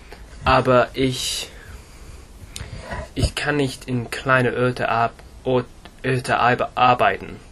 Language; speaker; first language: German; non-native, learner; English